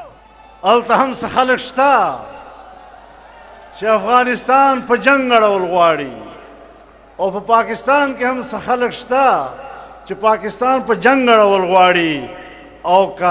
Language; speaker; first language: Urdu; non-native, local second language; Pashto